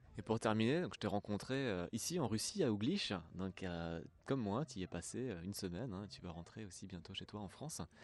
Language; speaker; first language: French; native; French